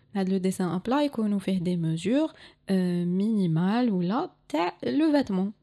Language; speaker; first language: French; non-native, local second language; Arabic